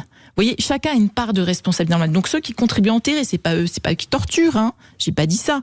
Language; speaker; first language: French; native; French